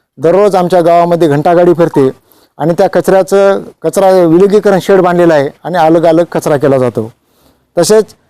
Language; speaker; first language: Marathi; native; Marathi